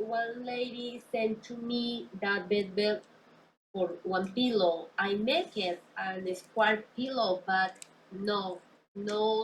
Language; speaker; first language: English; non-native, learner; Spanish